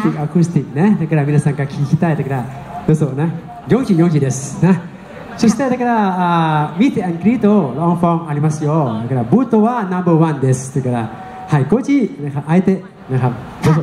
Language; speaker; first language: Japanese; non-native, learner; Thai